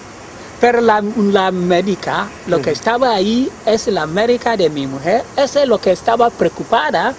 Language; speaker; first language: Spanish; non-native, learner; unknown